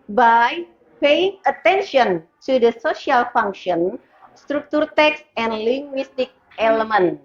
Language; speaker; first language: English; non-native, learner; Indonesian